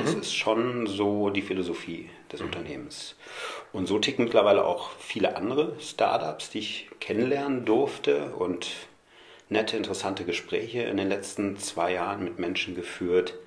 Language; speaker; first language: German; native; German